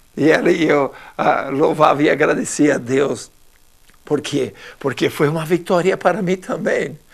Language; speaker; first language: Portuguese; non-native, fluent; English